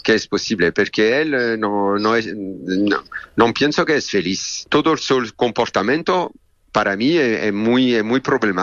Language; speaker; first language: Spanish; non-native, learner; French